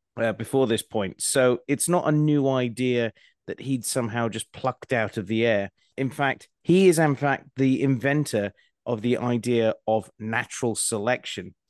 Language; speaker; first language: English; native; English